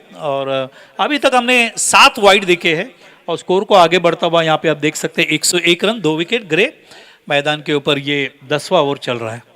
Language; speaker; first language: Hindi; non-native, local second language; Marathi